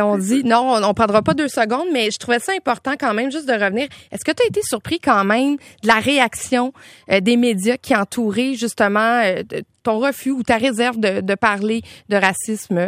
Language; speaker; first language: French; native; French